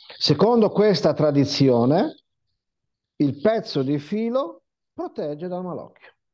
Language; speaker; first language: Italian; non-native, fluent; Hebrew